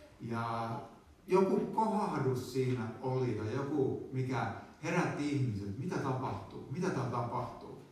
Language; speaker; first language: Finnish; native; Finnish